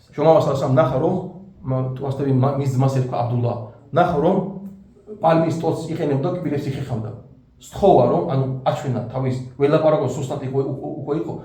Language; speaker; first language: Georgian; non-native, local second language; Azerbaijani